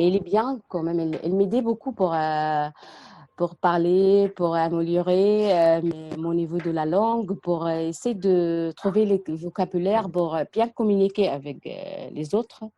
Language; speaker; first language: French; non-native, learner; Arabic